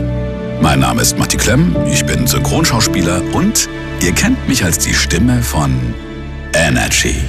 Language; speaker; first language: German; native; German